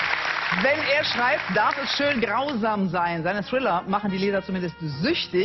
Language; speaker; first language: German; native; German